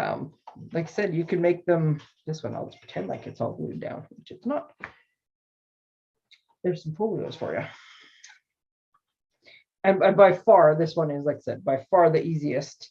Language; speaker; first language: English; native; English